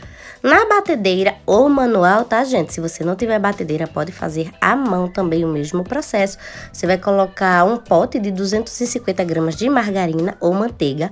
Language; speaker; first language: Portuguese; native; Portuguese